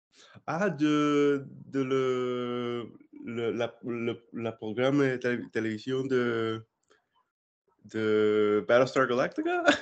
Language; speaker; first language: French; non-native, learner; English